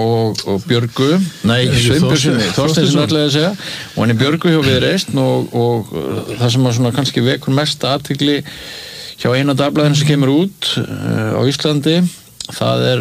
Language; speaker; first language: Icelandic; native; Icelandic